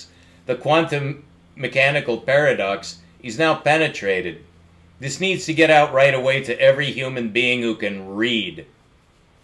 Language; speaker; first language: English; native; English